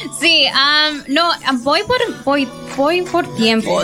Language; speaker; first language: Spanish; early bilingual, heritage; Spanish